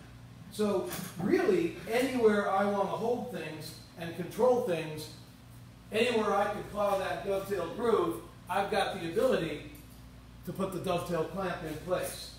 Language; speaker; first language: English; native; English